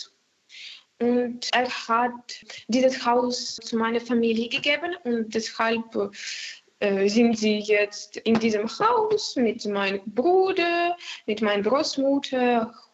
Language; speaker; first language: German; non-native, learner; Ukrainian